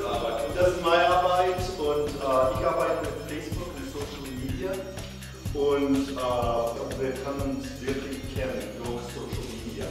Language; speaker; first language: German; non-native, learner; English